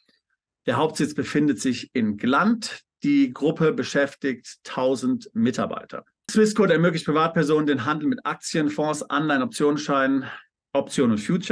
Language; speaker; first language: German; native; German